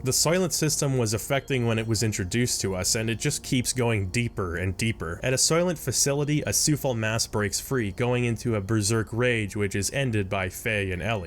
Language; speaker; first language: English; native; English